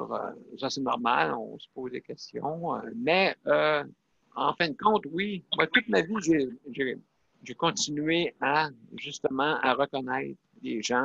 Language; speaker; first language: French; native; French